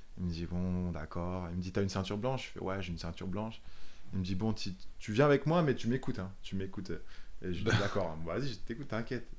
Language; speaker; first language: French; native; French